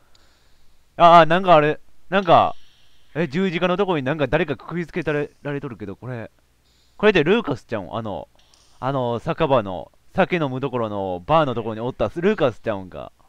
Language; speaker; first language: Japanese; native; Japanese